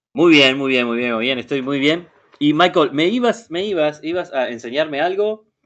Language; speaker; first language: Spanish; non-native, fluent; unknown